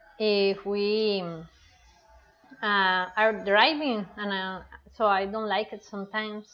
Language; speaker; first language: English; non-native, learner; Spanish